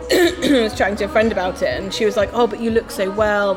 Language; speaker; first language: English; native; English